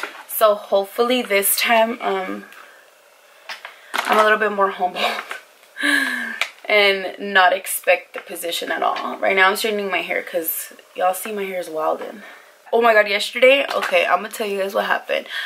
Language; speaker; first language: English; early bilingual, other home language; Spanish